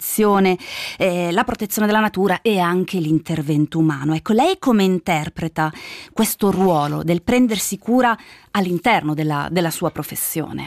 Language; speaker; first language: Italian; native; Italian